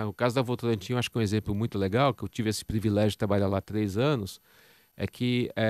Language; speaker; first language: Portuguese; native; Portuguese